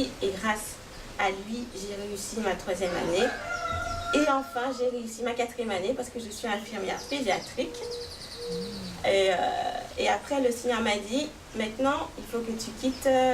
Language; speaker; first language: French; native; French